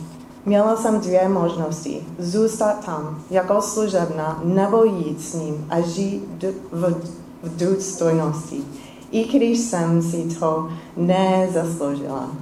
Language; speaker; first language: Czech; non-native, fluent; English